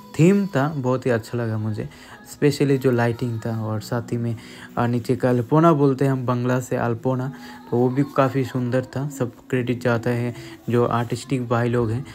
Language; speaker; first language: Hindi; non-native, local second language; Bangla